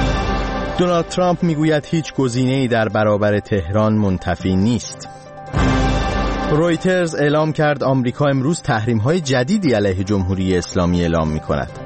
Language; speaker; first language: Persian; native; Persian